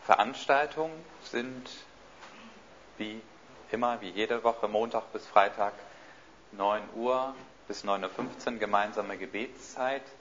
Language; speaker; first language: German; native; German